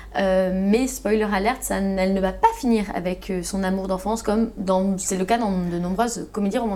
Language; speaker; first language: French; native; French